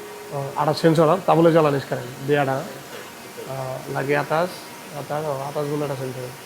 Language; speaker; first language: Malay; non-native, learner; Bangla